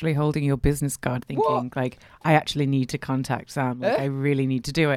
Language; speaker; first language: English; native; English